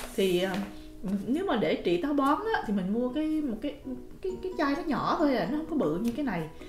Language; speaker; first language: Vietnamese; early bilingual, heritage; Vietnamese